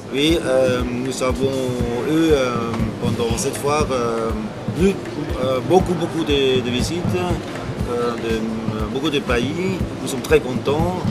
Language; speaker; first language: French; non-native, fluent; German